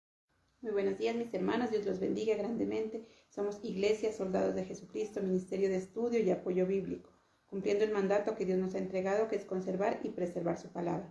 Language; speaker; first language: Spanish; native; Spanish